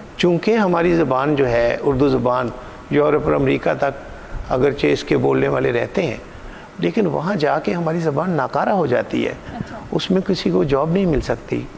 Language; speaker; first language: Urdu; non-native, local second language; Punjabi